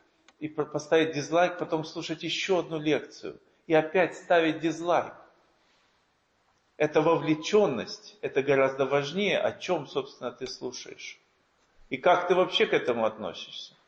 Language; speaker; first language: Russian; native; Russian